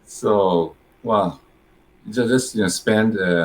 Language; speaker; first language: English; non-native, learner; Japanese